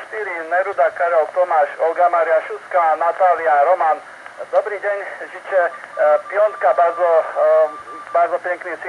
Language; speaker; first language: Polish; non-native, learner; Slovak